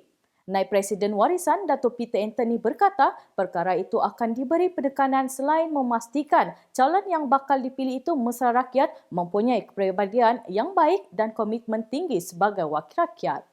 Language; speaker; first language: Malay; native; Malay